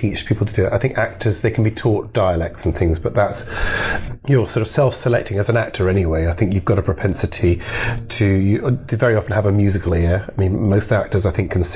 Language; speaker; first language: English; native; English